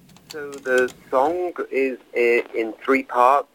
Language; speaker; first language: English; native; English